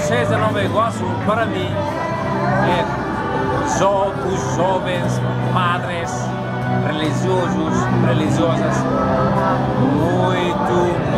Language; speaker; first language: Portuguese; non-native, learner; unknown